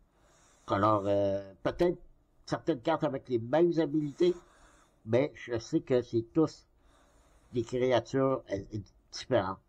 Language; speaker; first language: French; native; French